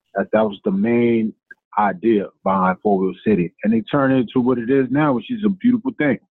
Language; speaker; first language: English; non-native, fluent; Spanish